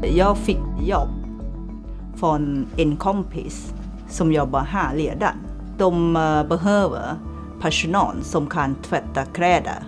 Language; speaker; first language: Swedish; non-native, learner; Thai